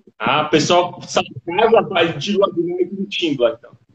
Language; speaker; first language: Portuguese; native; Portuguese